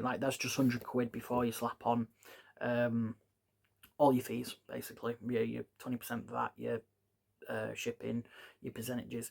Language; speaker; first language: English; native; English